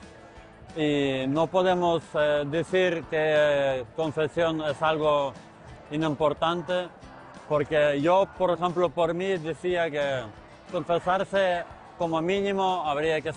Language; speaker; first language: Spanish; non-native, fluent; Ukrainian